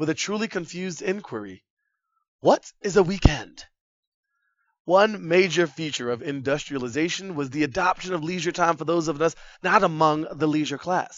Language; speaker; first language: English; native; English